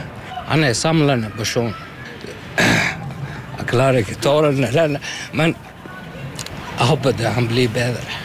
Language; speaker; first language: Norwegian; non-native, learner; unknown